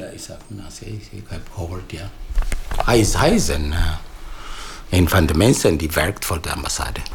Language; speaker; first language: Dutch; non-native, fluent; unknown